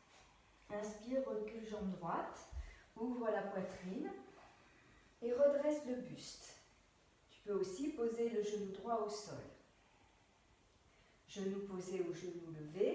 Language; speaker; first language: French; native; French